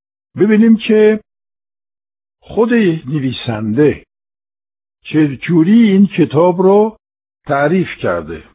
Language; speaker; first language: Persian; non-native, fluent; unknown